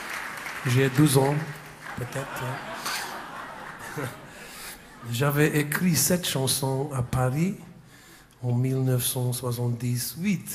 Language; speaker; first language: French; non-native, fluent; English